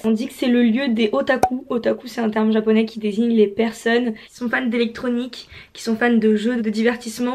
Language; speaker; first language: French; native; French